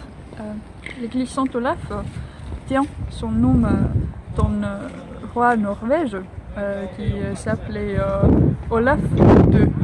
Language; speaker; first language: French; non-native, learner; Estonian